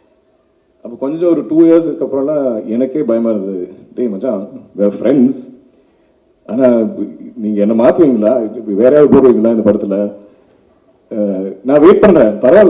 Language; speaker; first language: Tamil; non-native, local second language; Malayalam